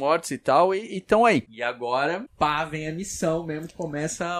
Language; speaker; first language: Portuguese; native; Portuguese